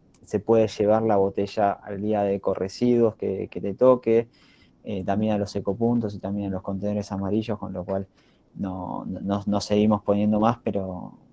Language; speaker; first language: Spanish; native; Spanish